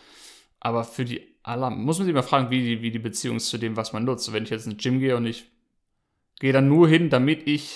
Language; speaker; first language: German; native; German